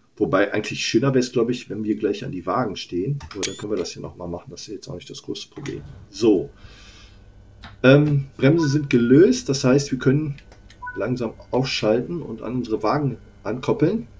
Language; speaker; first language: German; native; German